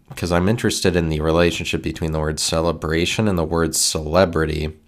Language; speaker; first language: English; native; English